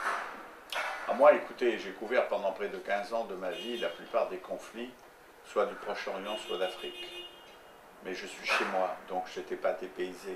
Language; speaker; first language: French; native; French